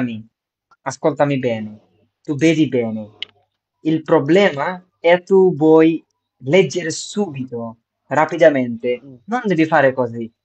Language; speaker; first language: Italian; non-native, fluent; Bangla